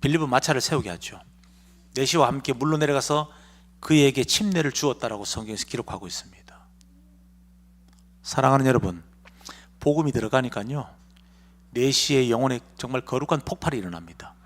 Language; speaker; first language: Korean; native; Korean